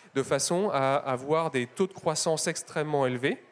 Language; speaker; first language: French; native; French